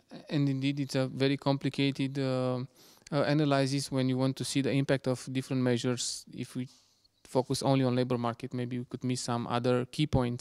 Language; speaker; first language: English; non-native, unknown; Romanian